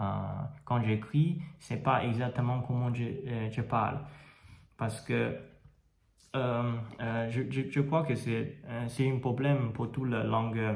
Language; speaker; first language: French; non-native, learner; Chinese